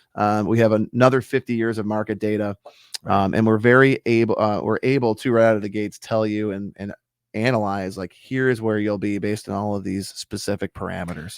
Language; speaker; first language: English; native; English